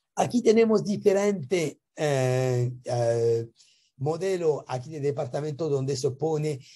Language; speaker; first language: Spanish; non-native, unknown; French